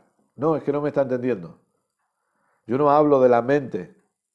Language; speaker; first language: Spanish; native; Spanish